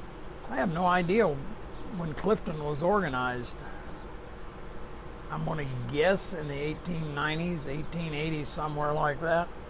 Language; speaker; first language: English; native; English